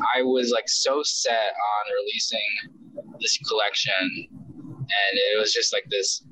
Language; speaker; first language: English; native; English